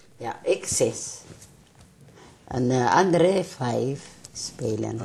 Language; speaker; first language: Dutch; non-native, learner; Tigrinya